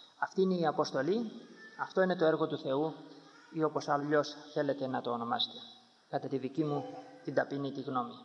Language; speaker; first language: Greek; native; Greek